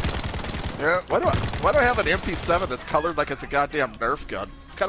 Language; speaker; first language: English; native; English